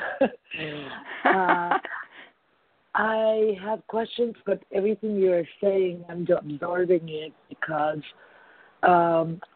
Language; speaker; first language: English; non-native, fluent; Spanish